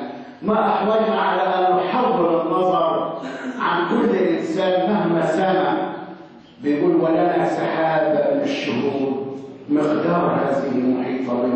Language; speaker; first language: Arabic; native; Arabic